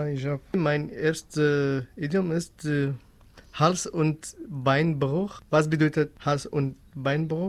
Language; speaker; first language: German; non-native, learner; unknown